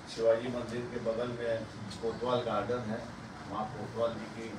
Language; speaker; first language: Hindi; non-native, local second language; Marathi